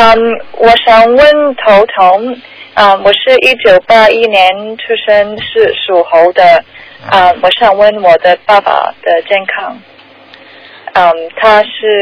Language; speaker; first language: Chinese; early bilingual, heritage; Chinese